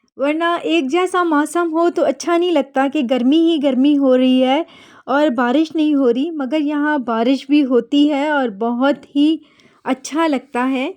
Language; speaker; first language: Urdu; native; Urdu